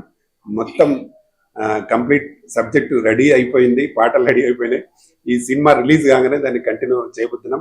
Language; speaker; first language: Telugu; native; Telugu